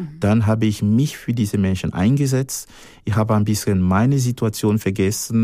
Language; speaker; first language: German; non-native, fluent; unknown